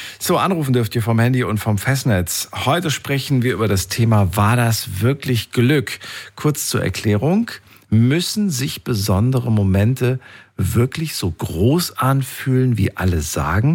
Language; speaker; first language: German; native; German